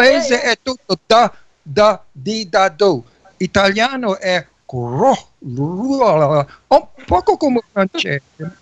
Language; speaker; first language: Italian; early bilingual, heritage; English